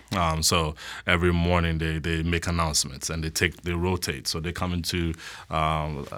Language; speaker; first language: English; non-native, local second language; Akan